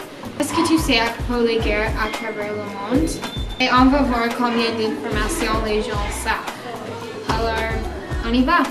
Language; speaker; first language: French; non-native, learner; English